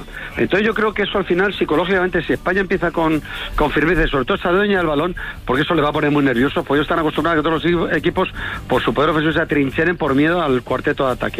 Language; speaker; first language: Spanish; native; Spanish